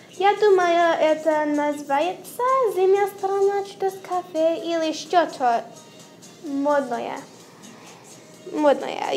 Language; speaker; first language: Russian; non-native, learner; English